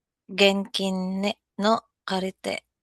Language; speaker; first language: Japanese; non-native, learner; Filipino